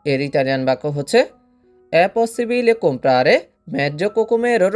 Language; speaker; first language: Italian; non-native, fluent; Bangla